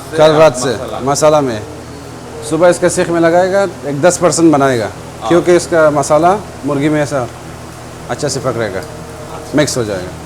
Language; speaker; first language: Hindi; non-native, learner; Persian